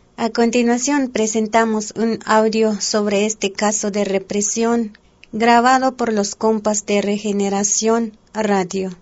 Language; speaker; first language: Spanish; non-native, local second language; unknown